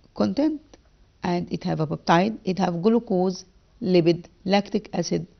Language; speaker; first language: English; non-native, local second language; Arabic